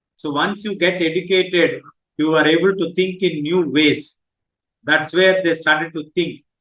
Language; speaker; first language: English; non-native, local second language; Telugu